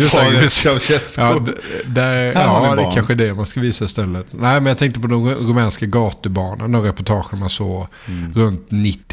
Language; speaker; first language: Swedish; native; Swedish